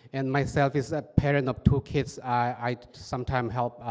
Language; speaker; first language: English; non-native, fluent; Burmese